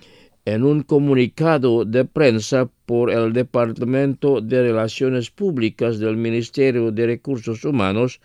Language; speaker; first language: Spanish; non-native, fluent; Indonesian